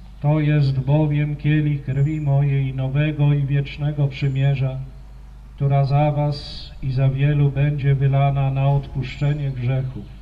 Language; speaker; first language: Polish; native; Polish